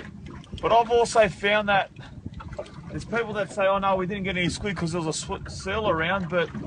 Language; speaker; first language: English; native; English